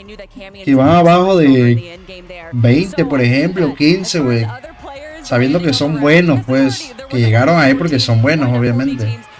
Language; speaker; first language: Spanish; native; Spanish